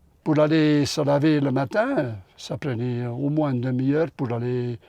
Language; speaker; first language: French; non-native, local second language; Dutch